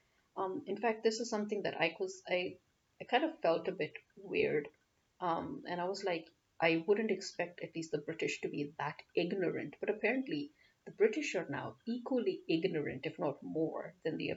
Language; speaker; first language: English; non-native, local second language; Urdu